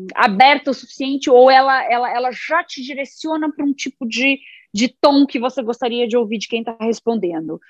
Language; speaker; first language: Portuguese; native; Portuguese